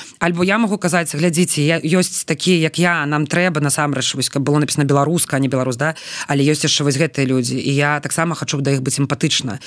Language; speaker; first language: Belarusian; non-native, local second language; Russian